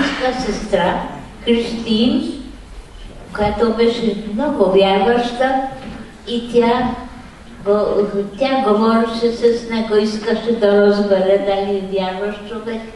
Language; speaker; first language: Bulgarian; non-native, fluent; Polish